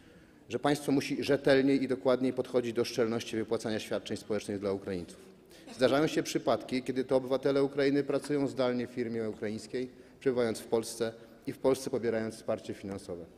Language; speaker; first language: Polish; native; Polish